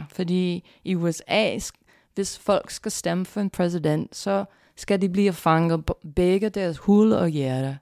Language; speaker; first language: Danish; non-native, fluent; English